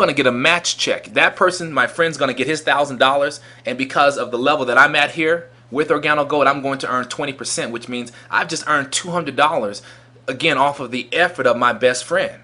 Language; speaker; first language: English; native; English